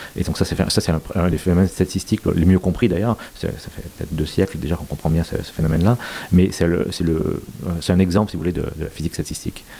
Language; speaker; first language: French; native; French